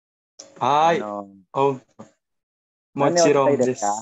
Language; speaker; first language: Japanese; non-native, learner; Indonesian